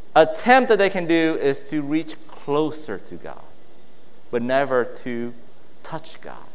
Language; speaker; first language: English; early bilingual, other home language; Vietnamese